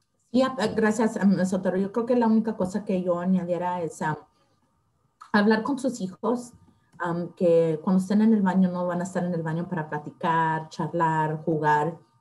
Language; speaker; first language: Spanish; early bilingual, heritage; Spanish